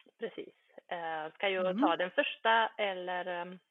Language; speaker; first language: Swedish; early bilingual, other home language; Bosnian